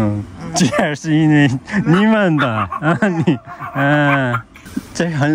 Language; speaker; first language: Chinese; non-native, learner; Korean